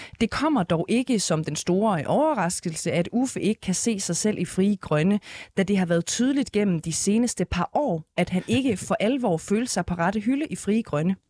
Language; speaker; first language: Danish; native; Danish